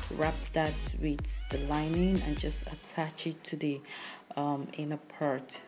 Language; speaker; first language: English; non-native, local second language; Yoruba